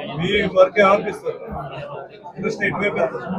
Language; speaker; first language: Telugu; native; Telugu